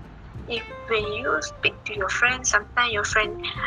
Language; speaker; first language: English; non-native, learner; Malay